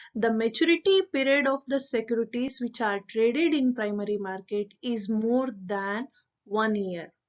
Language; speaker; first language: English; non-native, local second language; Kannada